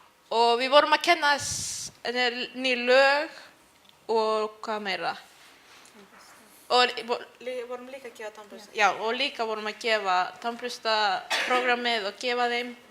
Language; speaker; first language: Icelandic; early bilingual, other home language; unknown